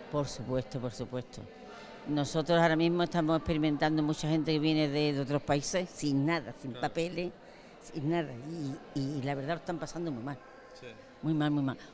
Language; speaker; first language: Spanish; native; Spanish